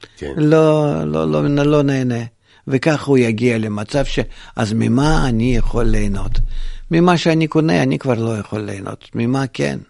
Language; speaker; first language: Hebrew; non-native, fluent; Russian